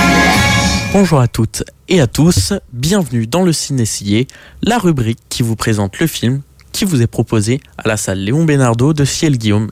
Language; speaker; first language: French; native; French